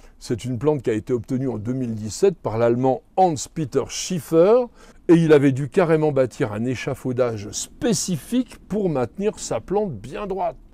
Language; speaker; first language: French; native; French